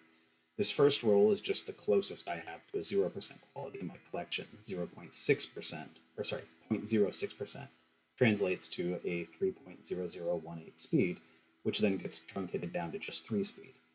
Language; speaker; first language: English; native; English